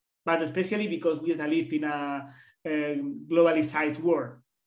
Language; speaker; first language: English; non-native, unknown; Spanish